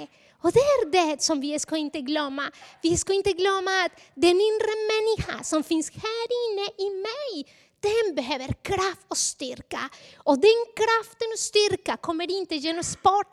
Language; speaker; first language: Swedish; non-native, fluent; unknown